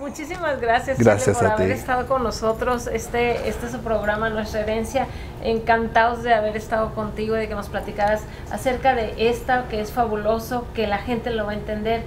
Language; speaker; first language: Spanish; native; Spanish